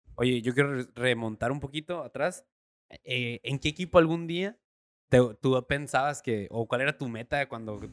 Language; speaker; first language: Spanish; native; Spanish